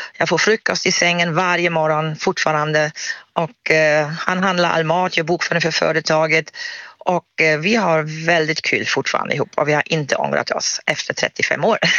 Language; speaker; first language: Swedish; non-native, fluent; German